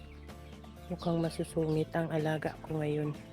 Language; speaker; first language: Filipino; native; Filipino